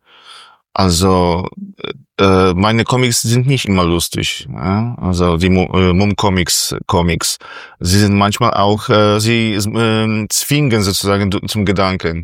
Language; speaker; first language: German; non-native, fluent; Polish